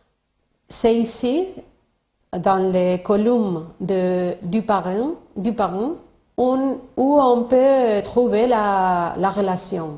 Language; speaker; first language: French; non-native, fluent; Spanish